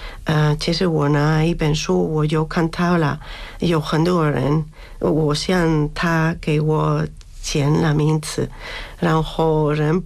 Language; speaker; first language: Chinese; non-native, learner; Spanish